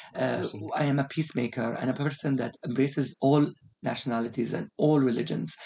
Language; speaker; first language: English; non-native, fluent; Arabic